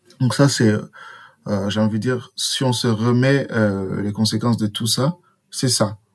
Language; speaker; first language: French; non-native, local second language; Swahili